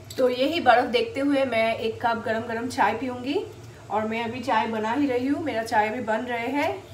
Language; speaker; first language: Hindi; non-native, local second language; Bangla